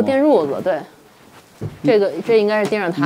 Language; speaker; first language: Chinese; native; Chinese